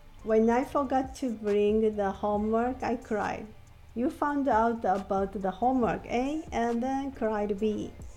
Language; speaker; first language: English; non-native, fluent; Japanese